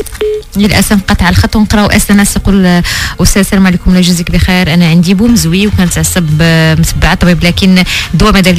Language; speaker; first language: Arabic; native; Arabic